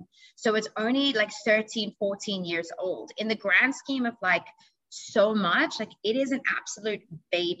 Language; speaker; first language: English; native; English